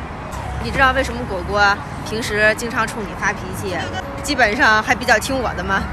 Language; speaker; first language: Chinese; native; Chinese